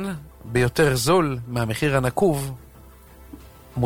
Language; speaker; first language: Hebrew; native; Hebrew